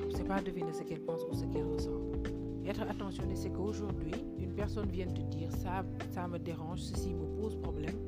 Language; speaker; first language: French; non-native, local second language; Wolof